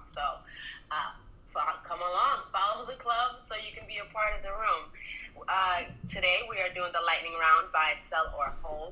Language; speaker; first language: English; native; English